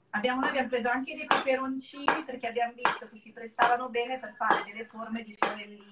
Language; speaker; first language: Italian; native; Italian